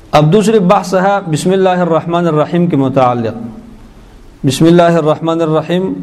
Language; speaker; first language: Urdu; native; Urdu